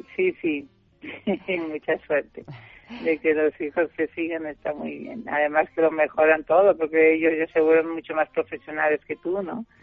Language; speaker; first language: Spanish; non-native, fluent; German